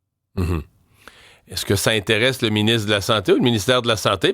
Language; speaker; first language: French; native; French